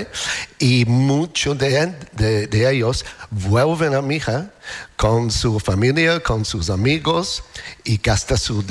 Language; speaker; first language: Spanish; non-native, learner; English